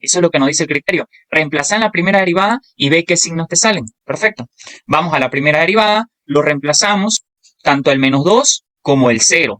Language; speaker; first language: Spanish; native; Spanish